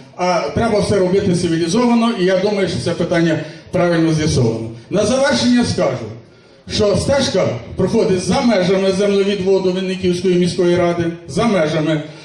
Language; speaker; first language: Ukrainian; native; Ukrainian